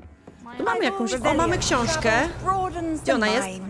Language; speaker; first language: Polish; native; Polish